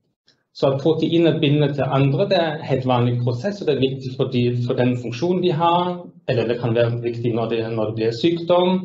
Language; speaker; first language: Norwegian; non-native, fluent; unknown